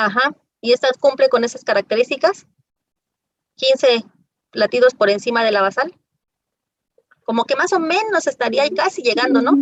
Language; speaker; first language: Spanish; native; Spanish